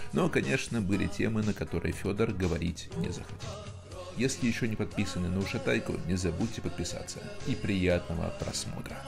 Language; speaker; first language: Russian; native; Russian